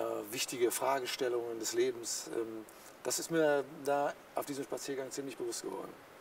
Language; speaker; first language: German; native; German